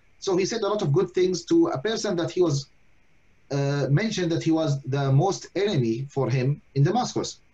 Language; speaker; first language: English; non-native, fluent; Arabic